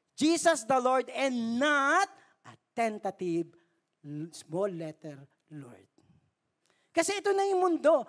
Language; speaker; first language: Filipino; native; Filipino